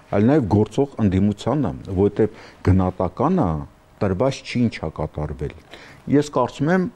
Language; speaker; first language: Armenian; native; Armenian